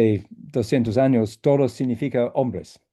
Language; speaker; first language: Spanish; non-native, fluent; English